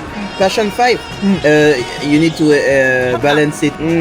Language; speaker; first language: English; non-native, fluent; French